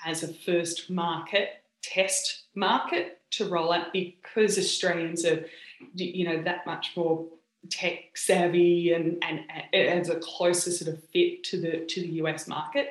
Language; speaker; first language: English; native; English